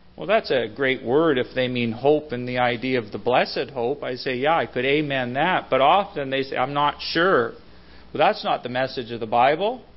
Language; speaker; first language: English; native; English